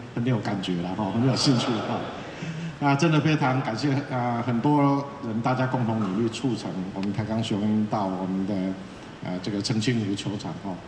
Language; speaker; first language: Chinese; native; Chinese